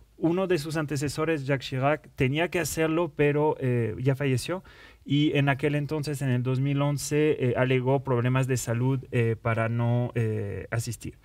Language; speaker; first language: Spanish; non-native, fluent; French